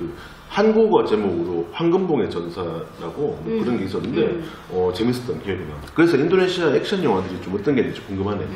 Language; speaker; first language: Korean; native; Korean